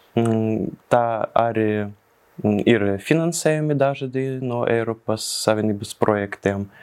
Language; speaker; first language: Latvian; non-native, local second language; Russian